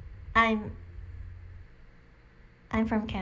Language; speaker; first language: English; early bilingual, other home language; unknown